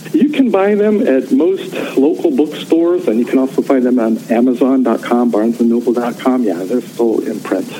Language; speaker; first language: English; native; English